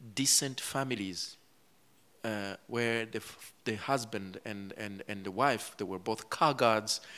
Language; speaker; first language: English; non-native, local second language; Kinyarwanda